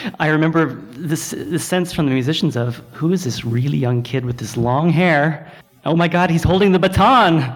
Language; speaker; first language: English; native; English